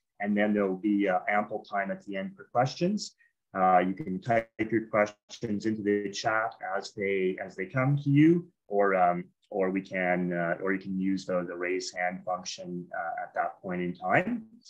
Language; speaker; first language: English; native; English